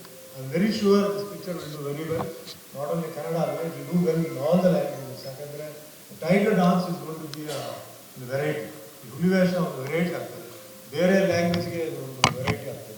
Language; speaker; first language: Kannada; non-native, fluent; Tulu